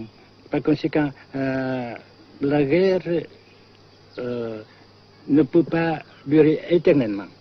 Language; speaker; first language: French; non-native, fluent; Vietnamese